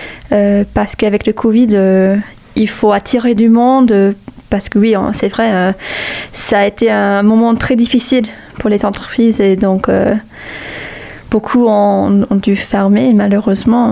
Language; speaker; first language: French; non-native, fluent; English